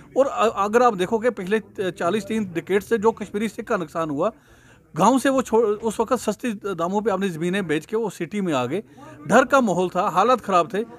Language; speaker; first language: Hindi; non-native, local second language; Punjabi